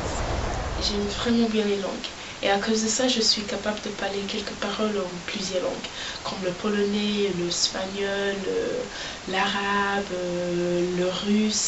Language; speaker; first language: French; early bilingual, heritage; Yoruba